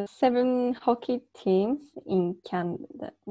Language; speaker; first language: English; non-native, learner; Japanese